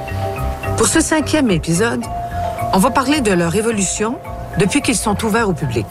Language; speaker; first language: French; native; French